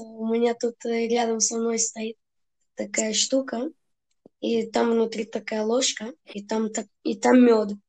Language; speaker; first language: Russian; early bilingual, heritage; Russian